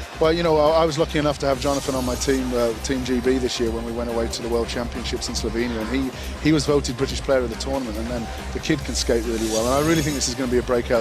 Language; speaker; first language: English; native; English